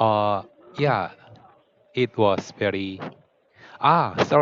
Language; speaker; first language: English; non-native, learner; Korean